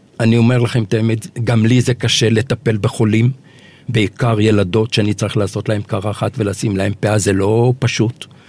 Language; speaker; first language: Hebrew; early bilingual, other home language; Arabic